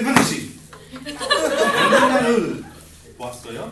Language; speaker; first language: Korean; non-native, learner; English